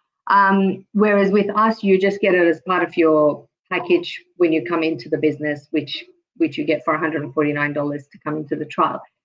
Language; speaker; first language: English; early bilingual, other home language; Persian